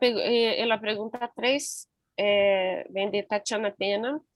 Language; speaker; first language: Portuguese; non-native, learner; Spanish